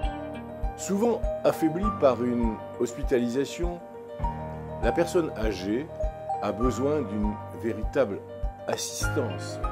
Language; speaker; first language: French; native; French